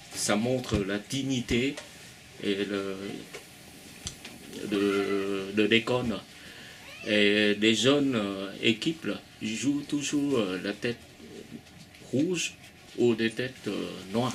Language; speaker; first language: French; non-native, fluent; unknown